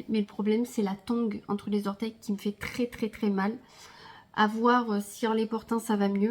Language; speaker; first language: French; native; French